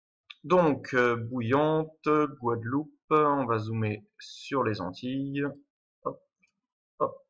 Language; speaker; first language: French; native; French